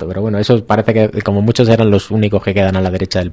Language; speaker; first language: Spanish; native; Spanish